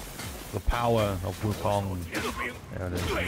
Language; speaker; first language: English; native; English